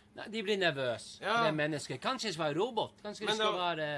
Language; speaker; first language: Norwegian; non-native, fluent; English